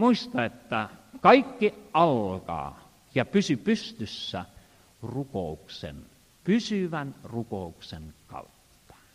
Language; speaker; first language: Finnish; non-native, fluent; Estonian